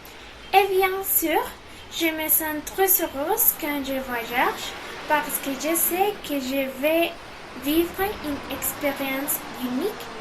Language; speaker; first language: French; non-native, learner; Spanish